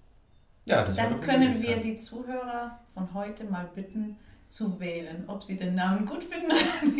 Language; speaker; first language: German; non-native, fluent; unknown